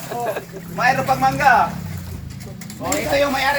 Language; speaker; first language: Filipino; non-native, local second language; Cebuano